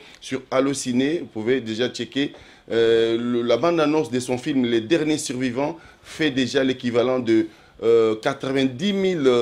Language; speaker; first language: French; non-native, local second language; Lingala